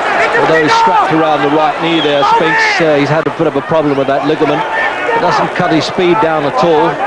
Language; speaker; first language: English; native; English